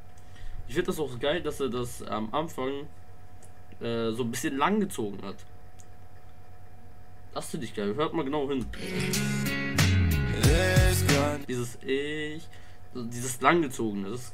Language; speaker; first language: German; native; German